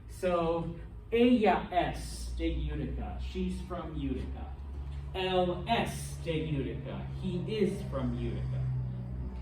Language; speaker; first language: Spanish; non-native, fluent; English